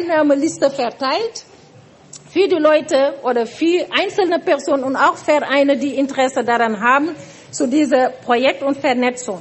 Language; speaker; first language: German; non-native, fluent; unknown